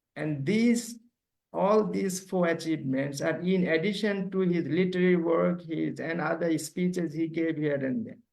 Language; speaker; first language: English; non-native, local second language; Bangla